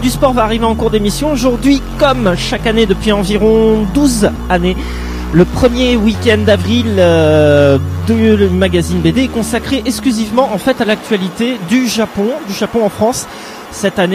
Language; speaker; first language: French; native; French